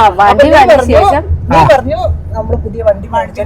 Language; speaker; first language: Malayalam; non-native, learner; Nepali